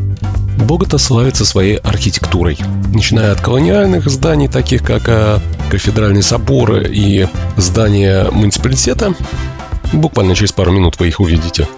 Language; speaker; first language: Russian; native; Russian